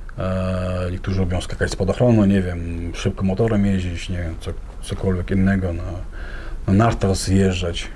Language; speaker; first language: Polish; non-native, fluent; Chechen